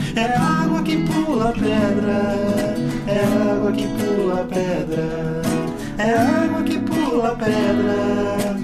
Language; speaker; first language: Portuguese; native; Portuguese